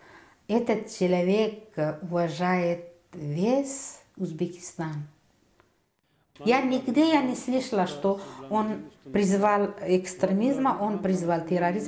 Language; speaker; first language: Russian; non-native, local second language; Uzbek